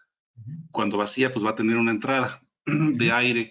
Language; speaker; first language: Spanish; native; Spanish